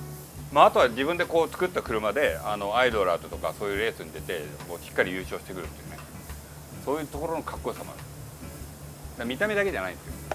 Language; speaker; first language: Japanese; native; Japanese